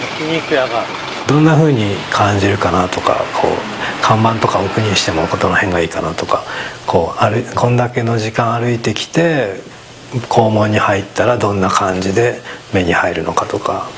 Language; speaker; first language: Japanese; native; Japanese